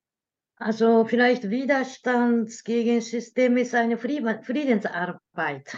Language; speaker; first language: German; non-native, learner; Japanese